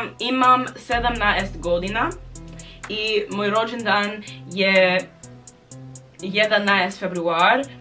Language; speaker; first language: Bosnian; non-native, learner; English